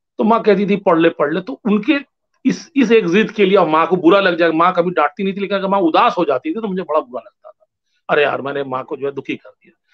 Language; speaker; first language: Hindi; non-native, local second language; Bangla